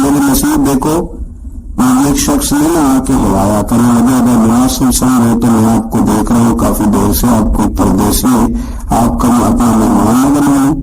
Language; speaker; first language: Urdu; non-native, local second language; Punjabi